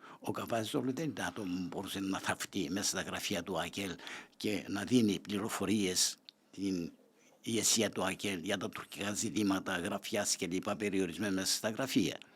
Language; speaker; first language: Greek; non-native, local second language; Turkish